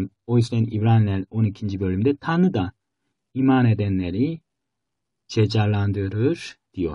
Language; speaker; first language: Turkish; non-native, fluent; Korean